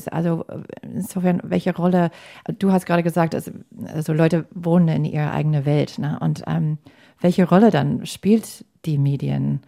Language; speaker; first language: German; non-native, fluent; English